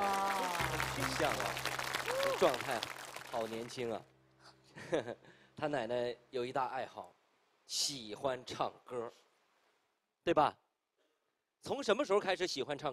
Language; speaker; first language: Chinese; native; Chinese